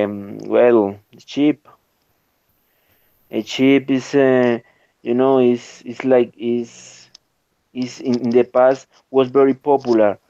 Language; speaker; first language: English; non-native, learner; Spanish